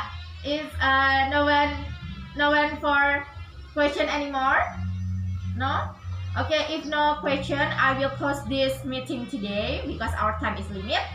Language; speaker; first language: English; non-native, learner; Indonesian